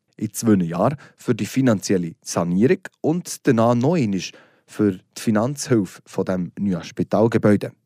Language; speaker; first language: German; native; German